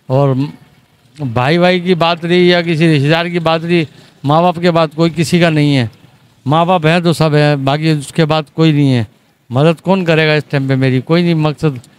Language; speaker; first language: Urdu; native; Urdu